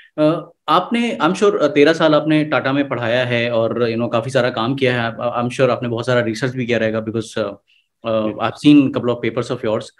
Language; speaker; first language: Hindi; native; Hindi